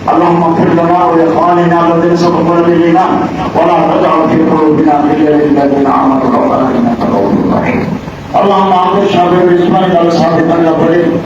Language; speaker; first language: Arabic; non-native, fluent; Bangla